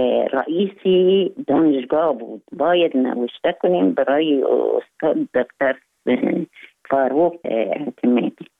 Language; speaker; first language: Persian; non-native, fluent; Arabic